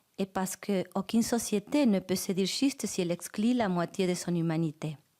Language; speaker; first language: French; non-native, fluent; Spanish